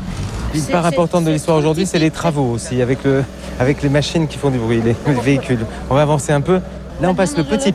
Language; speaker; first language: French; native; French